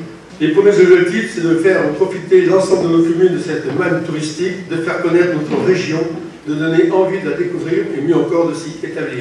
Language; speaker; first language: French; native; French